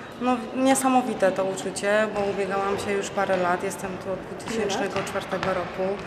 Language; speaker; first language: Polish; non-native, fluent; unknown